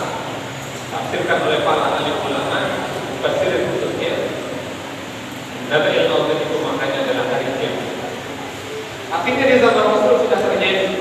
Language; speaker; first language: Indonesian; native; Indonesian